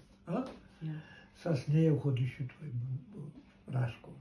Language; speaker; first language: Bulgarian; non-native, local second language; Turkish